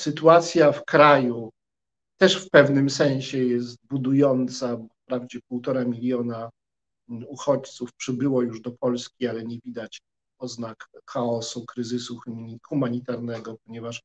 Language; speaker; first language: Polish; native; Polish